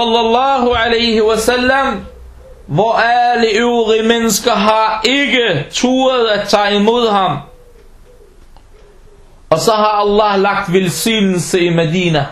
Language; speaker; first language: Danish; early bilingual, other home language; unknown